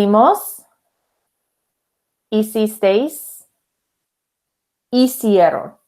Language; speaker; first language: Spanish; non-native, fluent; English